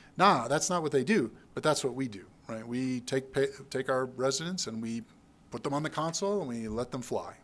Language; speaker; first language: English; native; English